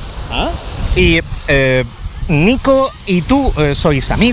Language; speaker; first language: Spanish; native; Spanish